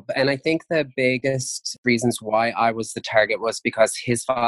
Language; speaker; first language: English; native; English